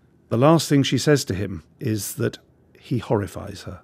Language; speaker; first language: English; native; English